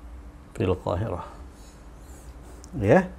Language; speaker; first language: Arabic; non-native, fluent; Indonesian